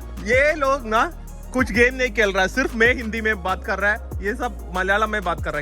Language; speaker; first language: Hindi; non-native, local second language; Malayalam